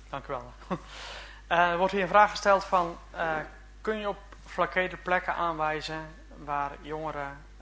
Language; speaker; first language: Dutch; native; Dutch